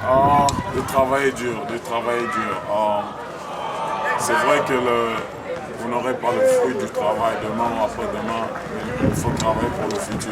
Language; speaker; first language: French; non-native, local second language; Swahili